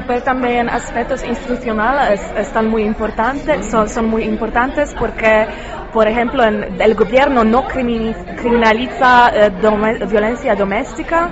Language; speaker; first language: Spanish; non-native, learner; Polish